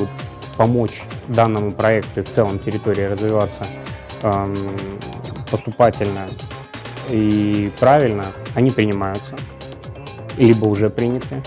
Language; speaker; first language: Russian; native; Russian